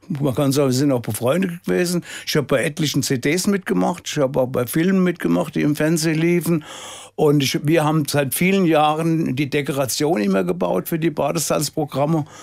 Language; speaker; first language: German; native; German